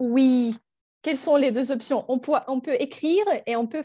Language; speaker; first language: French; non-native, fluent; Russian